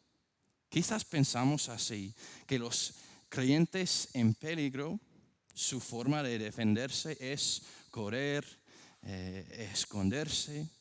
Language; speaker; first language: Spanish; non-native, fluent; English